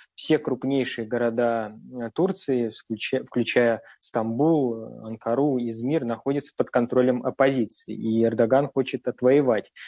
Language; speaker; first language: Russian; native; Russian